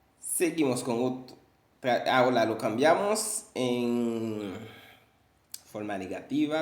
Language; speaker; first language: Spanish; non-native, fluent; Haitian Creole